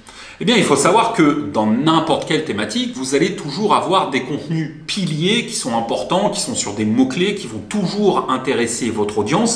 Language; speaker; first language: French; native; French